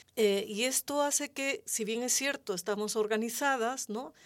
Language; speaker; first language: Spanish; native; Spanish